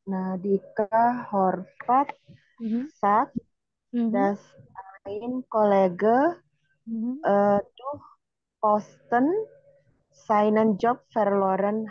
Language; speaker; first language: German; non-native, learner; Indonesian